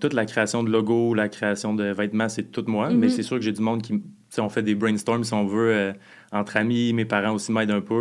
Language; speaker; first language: French; native; French